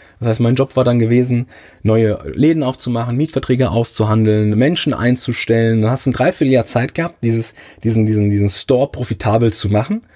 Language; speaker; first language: German; early bilingual, other home language; Italian